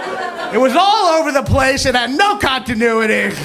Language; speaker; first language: English; native; English